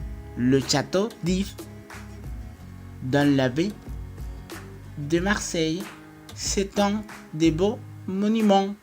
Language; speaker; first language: French; non-native, fluent; Spanish